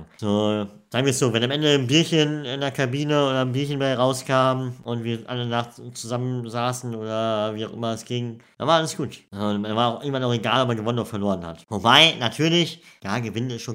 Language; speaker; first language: German; native; German